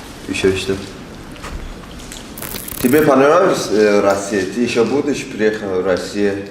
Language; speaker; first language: Russian; non-native, learner; Persian